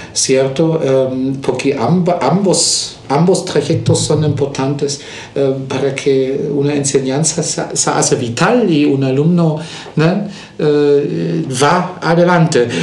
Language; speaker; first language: Spanish; non-native, fluent; German